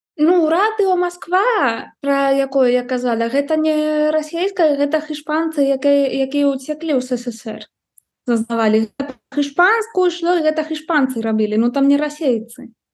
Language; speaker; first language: Belarusian; non-native, fluent; Spanish